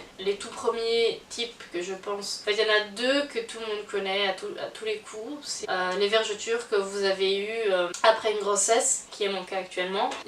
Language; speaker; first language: French; native; French